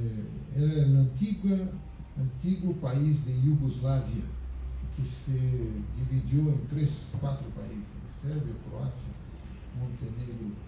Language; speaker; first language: Spanish; non-native, fluent; Portuguese